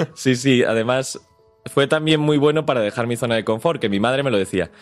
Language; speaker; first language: Spanish; native; Spanish